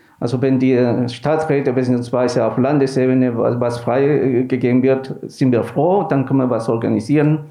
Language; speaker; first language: German; non-native, fluent; Spanish